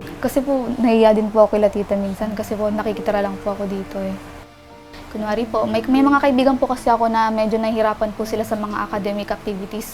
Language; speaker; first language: Filipino; native; Filipino